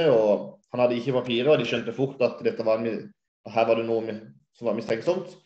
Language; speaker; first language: Norwegian; native; Norwegian